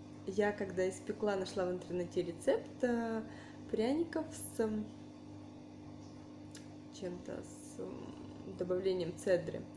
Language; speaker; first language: Russian; native; Russian